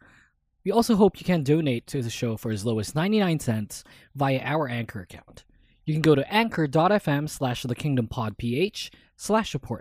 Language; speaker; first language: English; non-native, local second language; Filipino